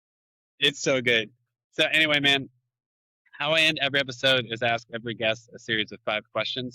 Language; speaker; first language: English; native; English